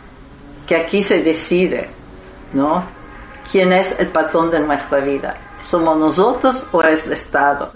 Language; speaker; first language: Spanish; non-native, fluent; Italian